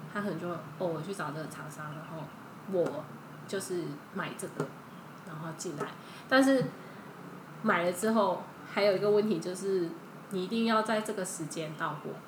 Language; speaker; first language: Chinese; early bilingual, heritage; Chinese